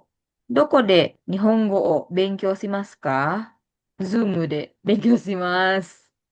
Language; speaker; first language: Japanese; non-native, fluent; Indonesian